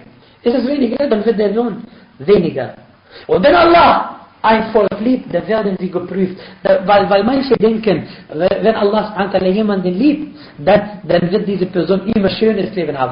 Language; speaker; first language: German; non-native, fluent; Arabic